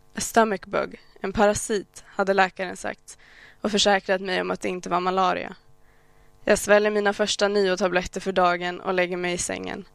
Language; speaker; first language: Swedish; early bilingual, other home language; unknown